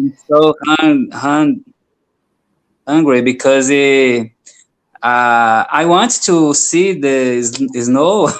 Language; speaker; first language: English; non-native, learner; Portuguese